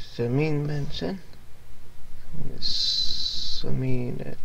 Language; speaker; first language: Japanese; non-native, learner; English